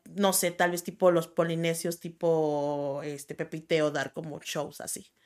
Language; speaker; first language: Spanish; native; Spanish